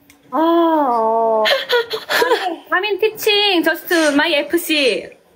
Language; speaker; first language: English; non-native, learner; Korean